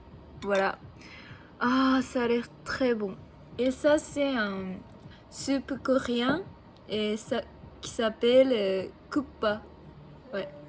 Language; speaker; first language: French; non-native, learner; Japanese